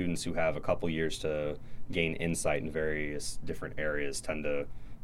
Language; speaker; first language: English; native; English